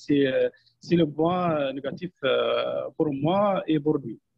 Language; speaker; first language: French; non-native, fluent; Arabic